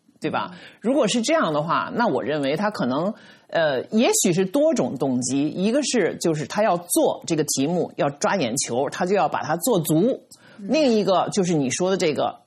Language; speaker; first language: Chinese; native; Chinese